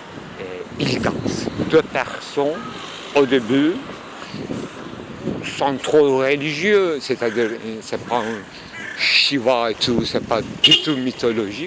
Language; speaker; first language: French; non-native, fluent; Turkish